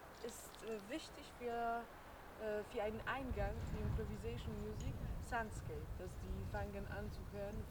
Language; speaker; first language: German; non-native, learner; Polish